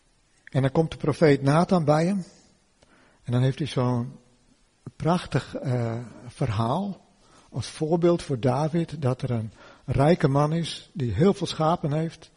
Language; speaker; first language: Dutch; native; Dutch